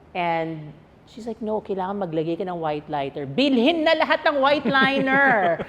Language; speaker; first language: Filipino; native; Filipino